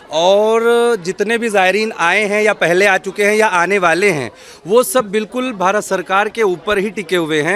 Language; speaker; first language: Hindi; native; Hindi